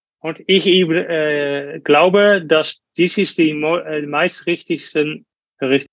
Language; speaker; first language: German; non-native, learner; Dutch